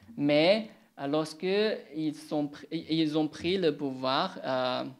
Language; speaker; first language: French; non-native, fluent; Chinese